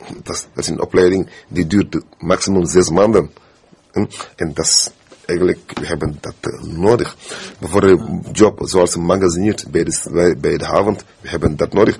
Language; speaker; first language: Dutch; non-native, fluent; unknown